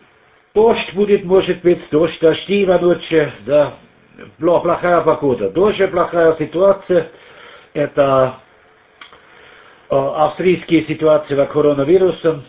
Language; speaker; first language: Russian; non-native, learner; German